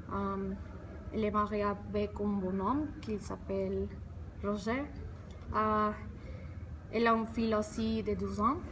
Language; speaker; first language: French; non-native, learner; Spanish